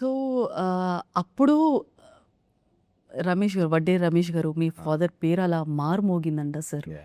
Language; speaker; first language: Telugu; native; Telugu